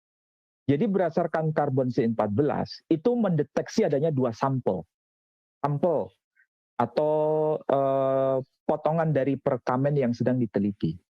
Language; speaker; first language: Indonesian; native; Indonesian